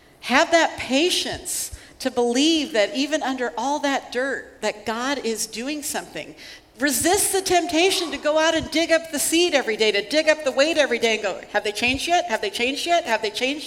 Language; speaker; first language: English; native; English